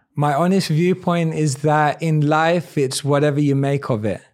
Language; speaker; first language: English; native; English